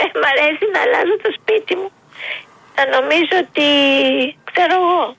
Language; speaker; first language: Greek; early bilingual, heritage; Greek